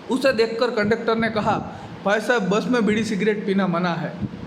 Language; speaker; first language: Hindi; non-native, local second language; Gujarati